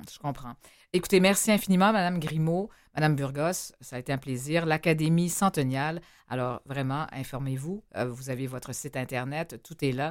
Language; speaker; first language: French; native; French